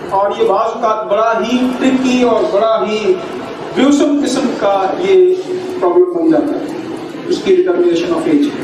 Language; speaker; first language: Urdu; non-native, local second language; Punjabi